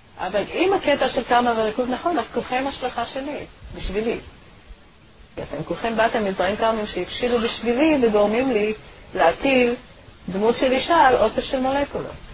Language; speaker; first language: Hebrew; native; Hebrew